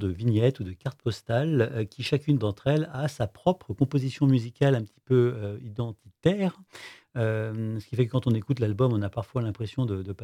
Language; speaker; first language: French; native; French